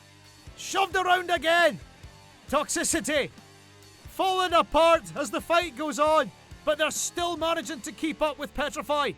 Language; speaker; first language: English; native; English